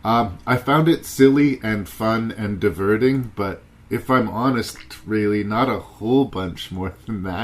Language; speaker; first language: English; native; English